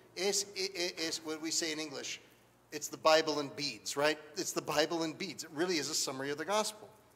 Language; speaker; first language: English; native; English